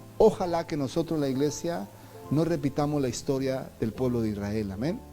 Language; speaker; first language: Spanish; native; Spanish